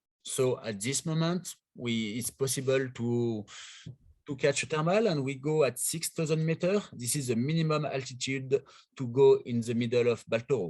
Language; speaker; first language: English; non-native, learner; French